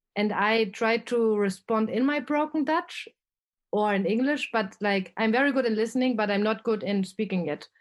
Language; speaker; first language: English; non-native, fluent; German